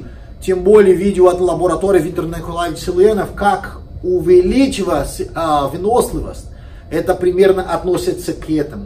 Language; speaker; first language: Russian; non-native, fluent; Portuguese